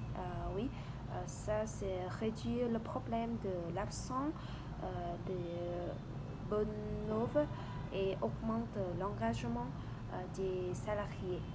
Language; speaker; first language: French; non-native, learner; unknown